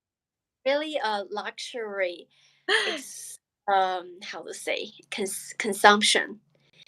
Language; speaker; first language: English; non-native, learner; Chinese